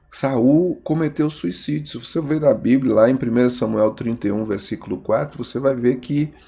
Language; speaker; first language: Portuguese; native; Portuguese